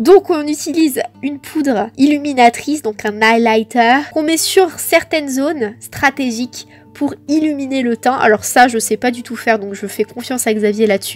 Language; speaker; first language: French; native; French